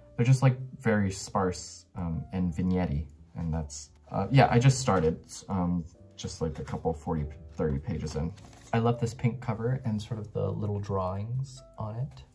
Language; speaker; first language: English; native; English